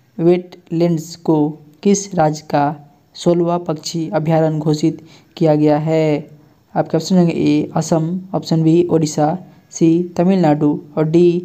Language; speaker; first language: Hindi; native; Hindi